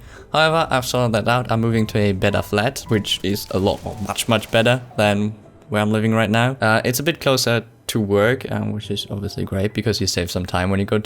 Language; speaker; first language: English; non-native, fluent; German